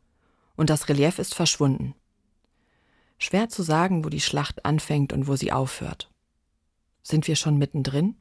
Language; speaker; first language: German; native; German